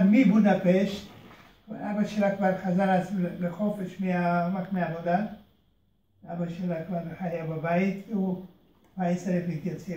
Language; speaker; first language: Hebrew; early bilingual, other home language; Hungarian